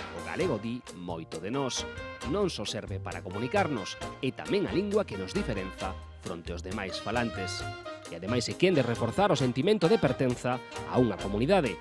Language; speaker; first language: Galician; native; Galician